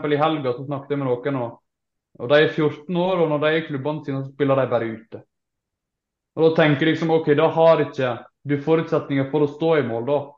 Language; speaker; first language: Norwegian; native; Norwegian